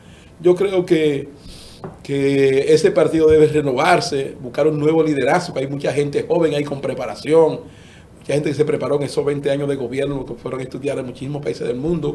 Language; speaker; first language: Spanish; native; Spanish